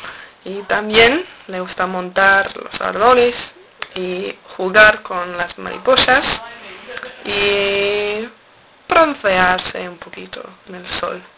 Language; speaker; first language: Spanish; non-native, learner; English